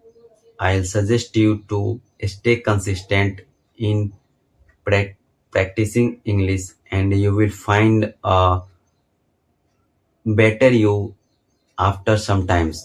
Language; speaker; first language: English; non-native, learner; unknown